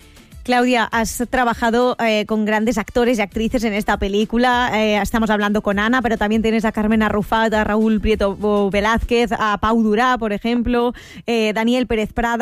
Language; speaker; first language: Spanish; native; Spanish